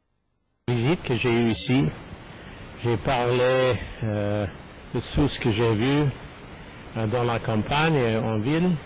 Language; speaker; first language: French; non-native, fluent; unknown